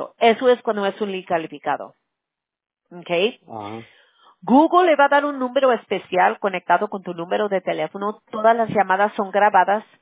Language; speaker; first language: Spanish; early bilingual, heritage; Spanish